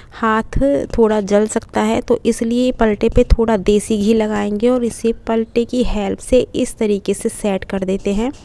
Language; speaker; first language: Hindi; native; Hindi